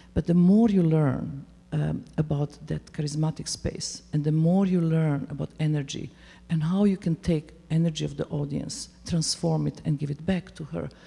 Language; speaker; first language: English; non-native, fluent; Serbian